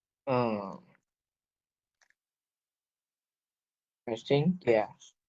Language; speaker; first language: English; non-native, learner; Chinese